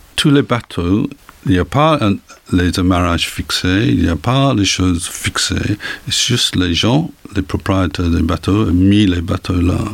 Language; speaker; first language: French; non-native, learner; English